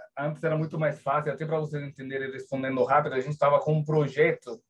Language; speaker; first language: Portuguese; non-native, fluent; Italian